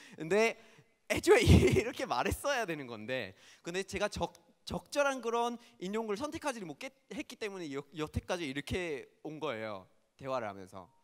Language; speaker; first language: Korean; non-native, fluent; English